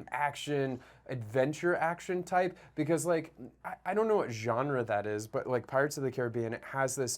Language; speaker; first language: English; native; English